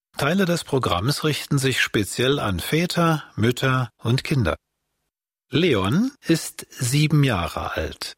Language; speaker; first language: German; native; German